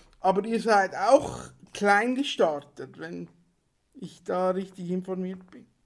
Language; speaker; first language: German; native; German